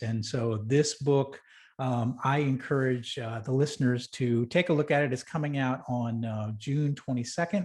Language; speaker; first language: English; native; English